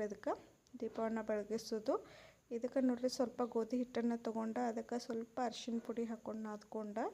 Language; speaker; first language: Kannada; native; Kannada